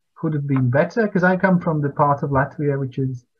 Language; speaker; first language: English; non-native, fluent; Latvian